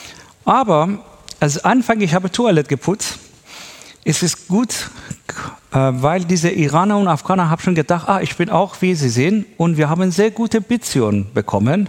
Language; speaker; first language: German; non-native, learner; Persian